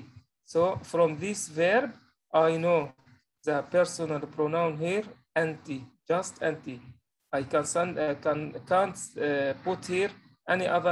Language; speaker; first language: English; non-native, learner; Arabic